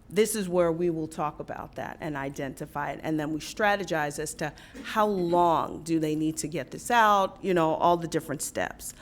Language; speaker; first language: English; native; English